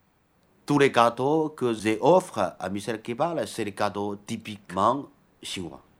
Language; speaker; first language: French; non-native, learner; Chinese